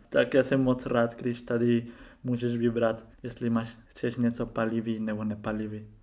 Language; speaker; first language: Czech; non-native, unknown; Spanish